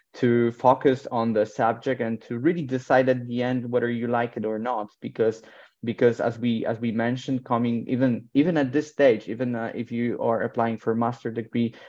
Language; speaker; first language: English; non-native, fluent; Polish